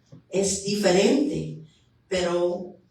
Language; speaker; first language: Spanish; non-native, fluent; English